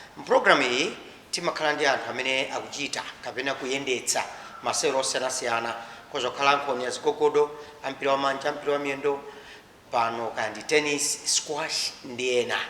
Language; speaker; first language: Nyanja; native; Nyanja